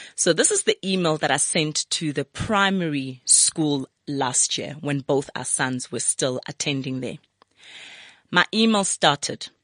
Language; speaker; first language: English; non-native, local second language; Zulu